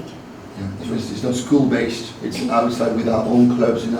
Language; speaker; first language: English; non-native, fluent; French